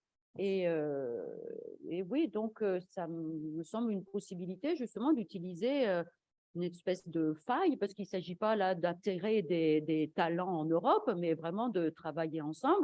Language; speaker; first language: French; native; French